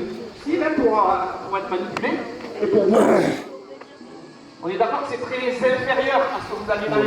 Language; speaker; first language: French; native; French